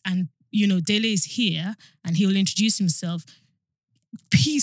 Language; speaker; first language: English; non-native, local second language; Yoruba